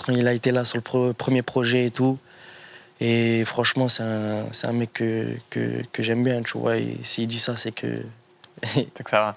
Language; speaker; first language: French; native; French